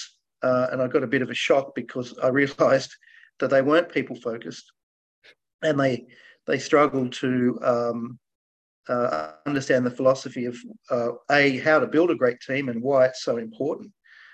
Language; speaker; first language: English; native; English